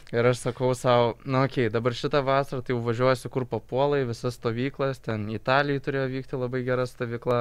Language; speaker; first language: Lithuanian; native; Lithuanian